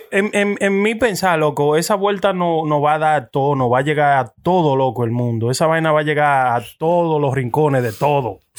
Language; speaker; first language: Spanish; early bilingual, heritage; Spanish